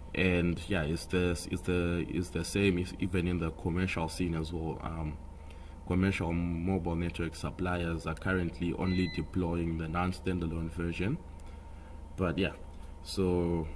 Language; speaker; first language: English; non-native, local second language; Shona